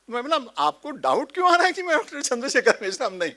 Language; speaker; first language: Hindi; non-native, local second language; Marathi